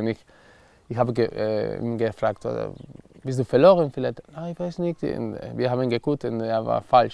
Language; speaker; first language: German; non-native, learner; Spanish